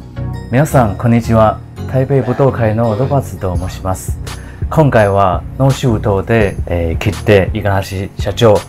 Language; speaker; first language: Japanese; non-native, learner; Chinese